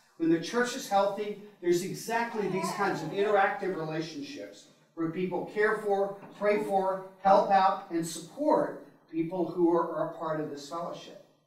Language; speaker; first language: English; native; English